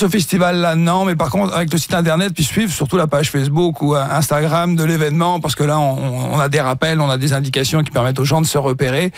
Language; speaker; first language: French; native; French